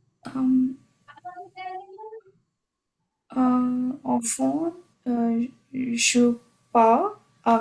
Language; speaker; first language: French; non-native, learner; Hindi